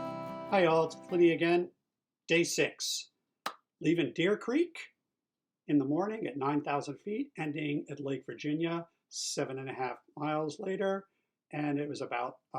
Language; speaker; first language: English; native; English